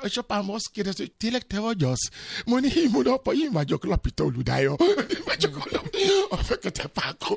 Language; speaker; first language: Hungarian; non-native, learner; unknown